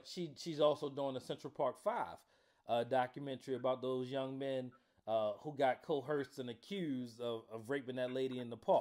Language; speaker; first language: English; native; English